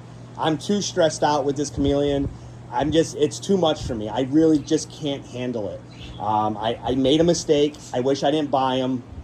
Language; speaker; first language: English; native; English